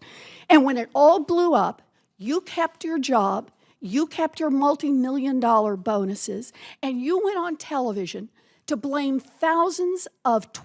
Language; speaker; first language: English; native; English